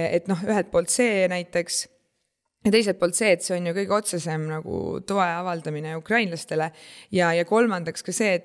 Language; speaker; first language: Estonian; native; Estonian